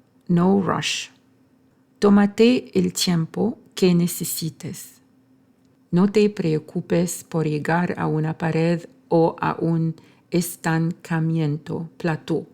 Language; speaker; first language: Spanish; non-native, fluent; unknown